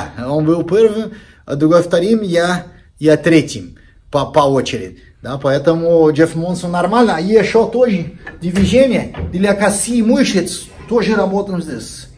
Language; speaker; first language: Russian; non-native, learner; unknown